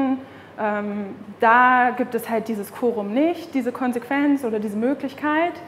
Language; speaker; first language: German; native; German